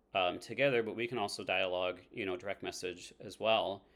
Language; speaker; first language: English; native; English